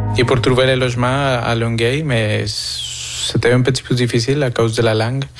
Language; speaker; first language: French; non-native, fluent; Spanish